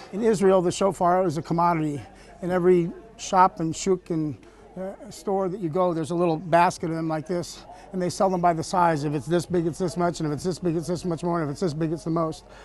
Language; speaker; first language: English; native; English